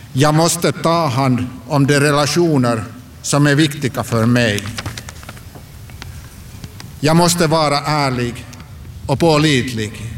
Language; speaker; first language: Swedish; non-native, local second language; Finnish